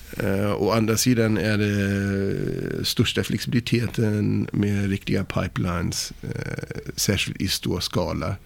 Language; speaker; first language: Swedish; non-native, fluent; German